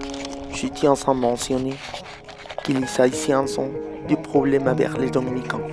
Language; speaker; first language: French; non-native, learner; Spanish